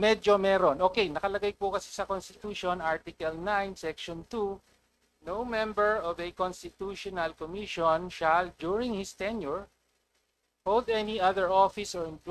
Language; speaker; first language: Filipino; native; Filipino